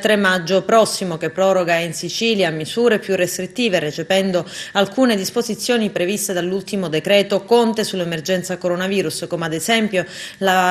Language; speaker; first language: Italian; native; Italian